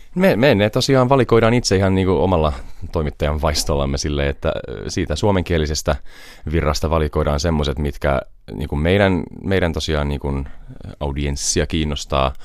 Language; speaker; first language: Finnish; early bilingual, heritage; Finnish